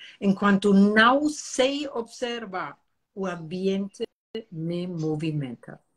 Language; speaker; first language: Portuguese; non-native, fluent; German